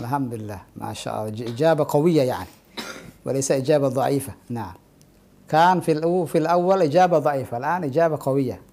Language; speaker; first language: Arabic; non-native, fluent; Indonesian